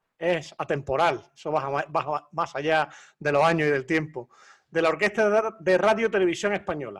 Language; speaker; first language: Spanish; native; Spanish